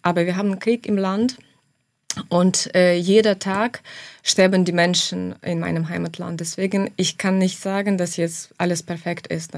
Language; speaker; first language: German; non-native, fluent; Ukrainian